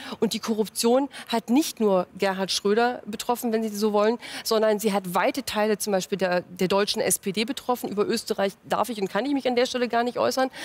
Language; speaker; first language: German; native; German